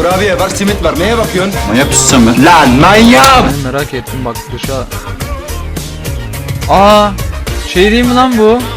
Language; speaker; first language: Turkish; native; Turkish